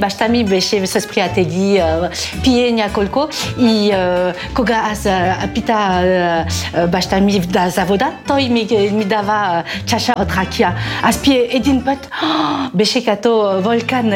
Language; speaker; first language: Bulgarian; non-native, learner; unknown